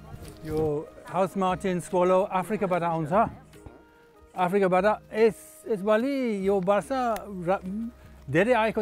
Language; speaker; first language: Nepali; non-native, learner; English